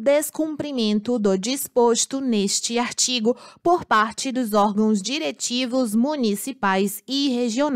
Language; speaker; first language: Portuguese; native; Portuguese